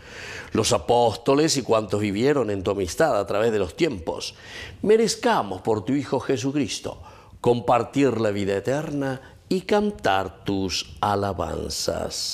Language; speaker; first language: Spanish; native; Spanish